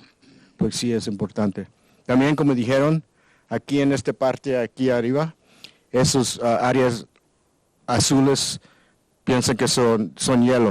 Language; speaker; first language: Spanish; non-native, learner; English